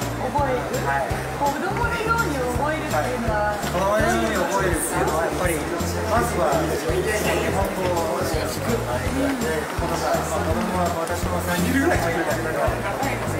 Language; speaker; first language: Japanese; early bilingual, other home language; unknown